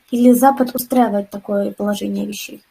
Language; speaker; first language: Russian; native; Russian